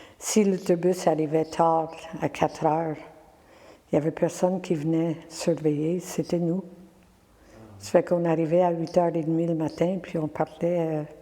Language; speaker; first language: French; non-native, local second language; English